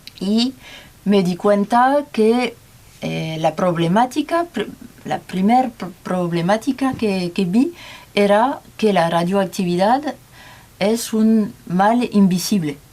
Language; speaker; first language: Spanish; non-native, learner; French